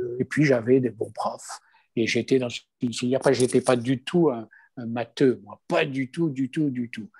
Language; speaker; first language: French; non-native, local second language; Kabyle